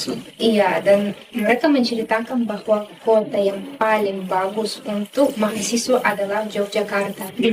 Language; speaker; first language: Indonesian; non-native, fluent; Russian